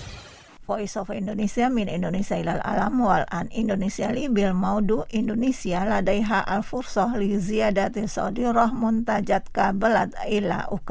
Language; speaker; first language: Arabic; non-native, fluent; Indonesian